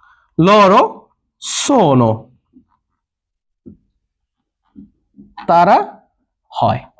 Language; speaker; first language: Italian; non-native, learner; Bangla